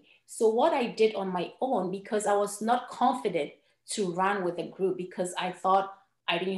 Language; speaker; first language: English; non-native, local second language; Ewe